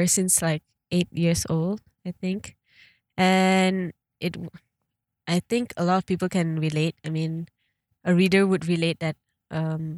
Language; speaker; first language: English; non-native, local second language; Malay